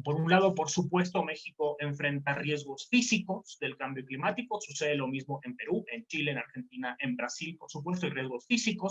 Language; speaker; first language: Spanish; native; Spanish